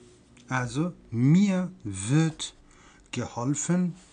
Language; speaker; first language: German; non-native, fluent; Persian